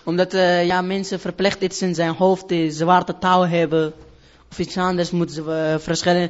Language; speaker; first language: Dutch; non-native, learner; Persian